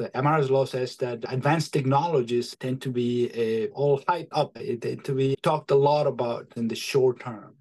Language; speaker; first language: English; non-native, fluent; Spanish